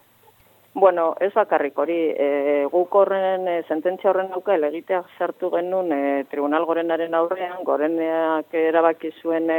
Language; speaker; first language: Basque; native; Basque